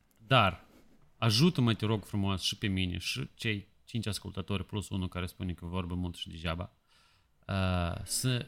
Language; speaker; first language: Romanian; non-native, local second language; Russian